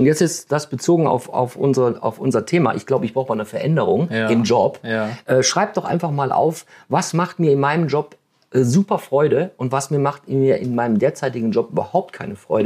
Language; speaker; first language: German; native; German